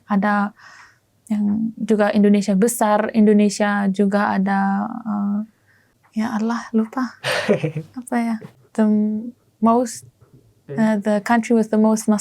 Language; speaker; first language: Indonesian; non-native, learner; German